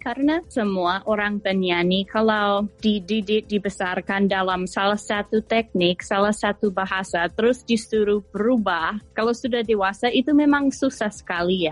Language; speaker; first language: Indonesian; non-native, fluent; English